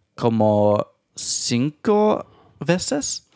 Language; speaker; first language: Spanish; non-native, learner; English